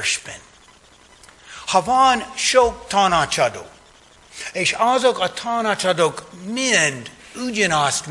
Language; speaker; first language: Hungarian; non-native, fluent; English